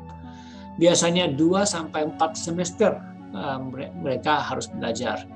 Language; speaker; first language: Indonesian; non-native, fluent; Japanese